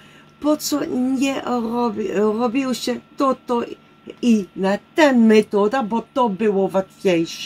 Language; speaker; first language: Polish; non-native, learner; Dutch